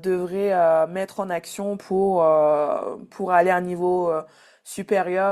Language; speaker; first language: French; native; French